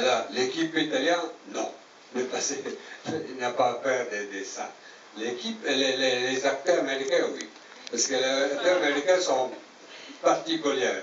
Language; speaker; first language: French; non-native, learner; Italian